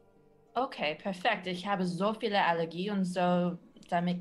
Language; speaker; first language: German; non-native, learner; English